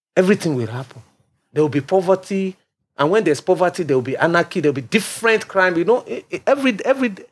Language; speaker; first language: English; non-native, local second language; Yoruba